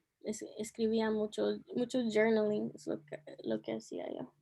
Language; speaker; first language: Spanish; early bilingual, heritage; Spanish